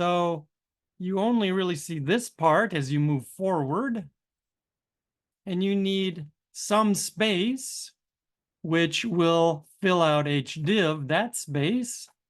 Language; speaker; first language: English; native; English